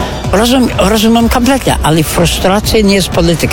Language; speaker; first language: Polish; non-native, fluent; English